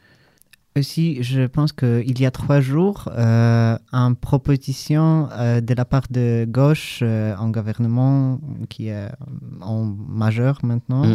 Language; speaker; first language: French; non-native, learner; Polish